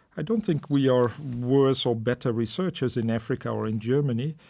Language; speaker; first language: English; non-native, fluent; Dutch